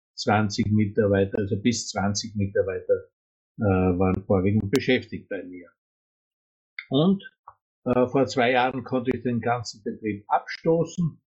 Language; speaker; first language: German; native; German